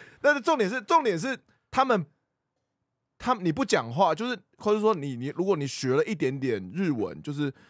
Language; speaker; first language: Chinese; native; Chinese